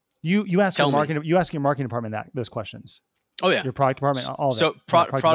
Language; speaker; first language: English; native; English